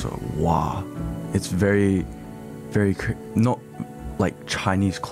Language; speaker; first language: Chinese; early bilingual, heritage; English